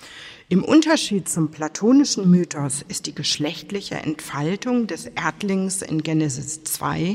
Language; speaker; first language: German; native; German